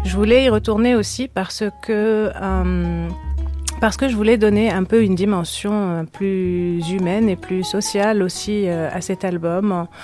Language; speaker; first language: French; non-native, local second language; Arabic